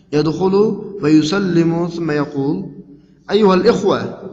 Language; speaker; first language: Arabic; non-native, fluent; Uzbek